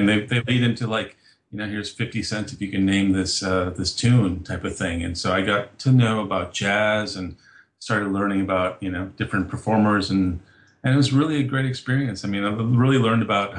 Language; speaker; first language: English; native; English